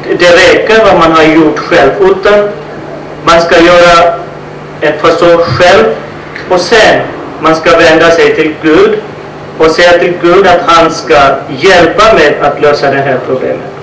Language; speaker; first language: Swedish; non-native, fluent; Urdu